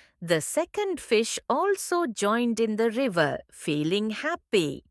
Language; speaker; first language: English; non-native, local second language; Tamil